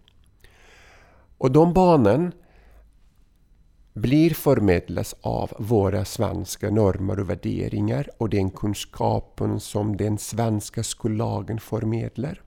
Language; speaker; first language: Swedish; non-native, fluent; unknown